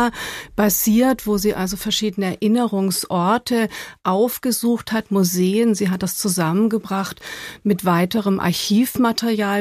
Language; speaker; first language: German; native; German